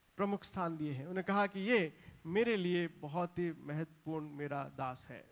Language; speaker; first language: Hindi; non-native, local second language; Telugu